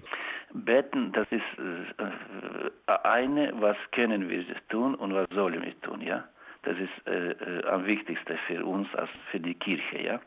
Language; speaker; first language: German; non-native, learner; Ukrainian